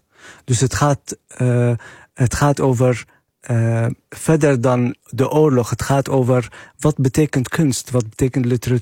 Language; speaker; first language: Dutch; non-native, fluent; Arabic